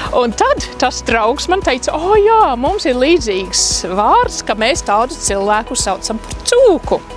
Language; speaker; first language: Latvian; non-native, fluent; English